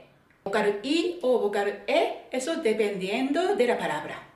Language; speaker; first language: Spanish; non-native, fluent; Japanese